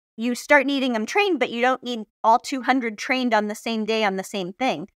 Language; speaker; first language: English; native; English